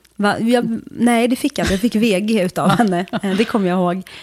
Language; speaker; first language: Swedish; early bilingual, other home language; Kurdish